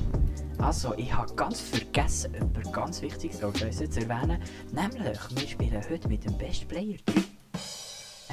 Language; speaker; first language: German; native; German